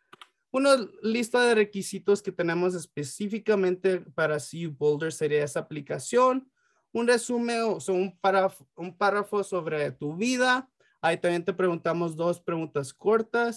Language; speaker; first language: Spanish; early bilingual, heritage; Spanish